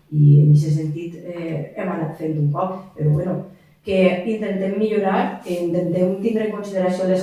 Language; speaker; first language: Catalan; native; Catalan